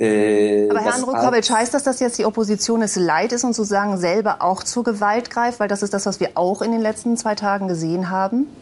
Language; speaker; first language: German; native; German